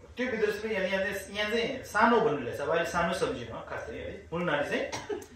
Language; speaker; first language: Nepali; non-native, local second language; Sherpa